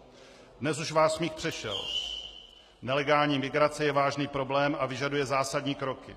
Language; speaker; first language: Czech; native; Czech